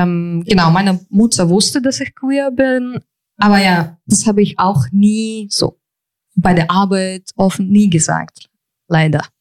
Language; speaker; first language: German; non-native, fluent; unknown